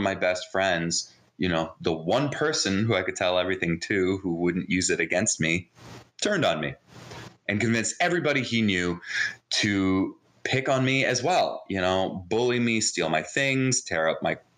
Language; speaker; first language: English; early bilingual, other home language; Hebrew